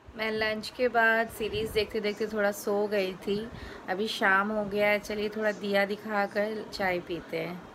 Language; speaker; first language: Hindi; non-native, local second language; Bangla